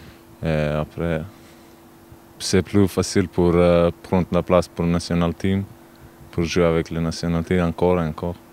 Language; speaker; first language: French; non-native, learner; Macedonian